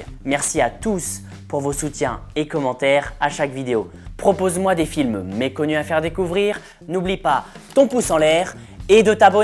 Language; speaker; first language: French; native; French